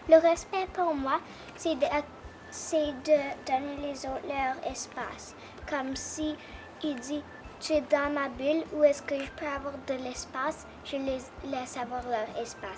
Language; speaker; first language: French; non-native, local second language; English